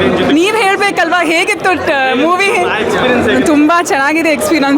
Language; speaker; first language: Kannada; non-native, fluent; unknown